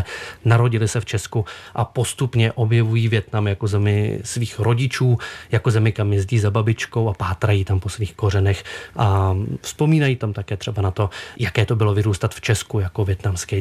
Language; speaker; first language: Czech; native; Czech